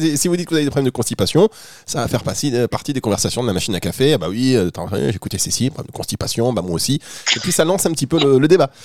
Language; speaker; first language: French; native; French